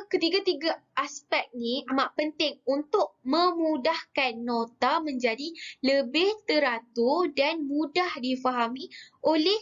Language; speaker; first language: Malay; native; Malay